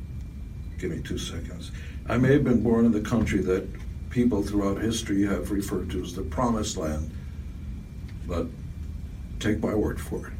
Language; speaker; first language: English; non-native, fluent; Hebrew